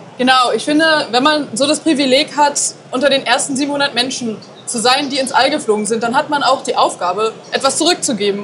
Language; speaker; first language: German; native; German